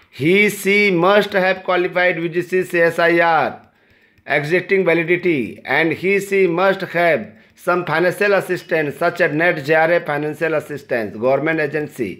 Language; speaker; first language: Hindi; native; Hindi